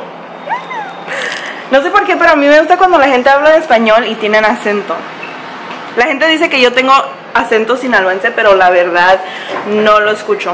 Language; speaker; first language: Spanish; early bilingual, heritage; Spanish